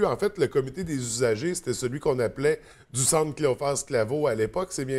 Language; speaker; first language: French; native; French